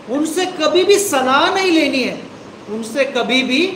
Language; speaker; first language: Hindi; non-native, local second language; Marathi